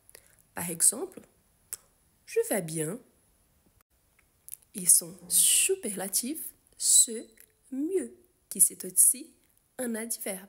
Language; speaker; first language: French; non-native, fluent; Portuguese